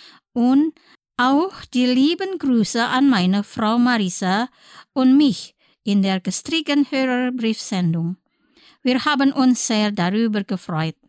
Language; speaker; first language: German; non-native, fluent; Indonesian